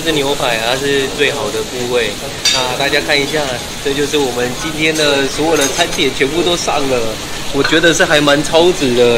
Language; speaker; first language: Chinese; native; Chinese